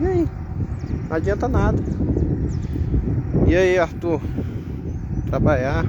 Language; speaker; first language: Portuguese; native; Portuguese